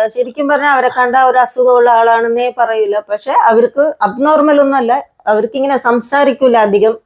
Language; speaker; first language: Malayalam; non-native, local second language; Konkani